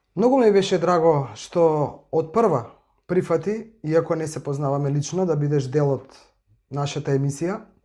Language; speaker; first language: Macedonian; native; Macedonian